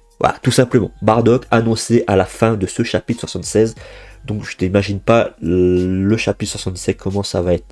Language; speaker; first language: French; native; French